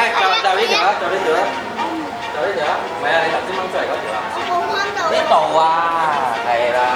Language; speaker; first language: Cantonese; native; Cantonese